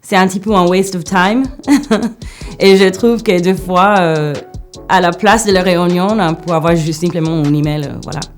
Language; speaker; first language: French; non-native, fluent; English